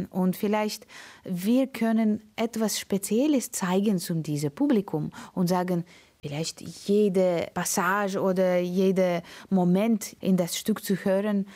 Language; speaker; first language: German; non-native, learner; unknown